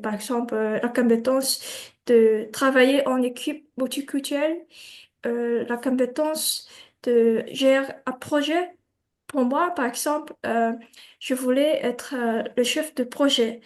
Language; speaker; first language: French; non-native, learner; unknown